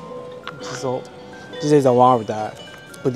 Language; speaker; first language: English; non-native, learner; Japanese